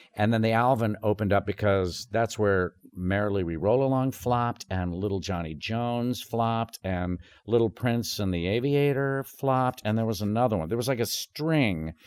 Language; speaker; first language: English; native; English